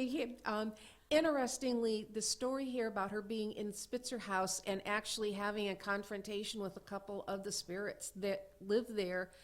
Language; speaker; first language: English; native; English